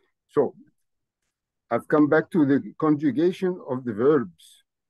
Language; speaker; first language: English; non-native, fluent; Arabic